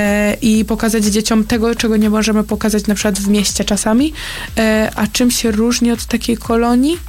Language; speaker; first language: Polish; native; Polish